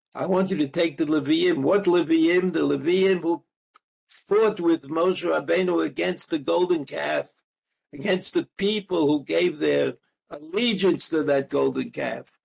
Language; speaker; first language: English; native; English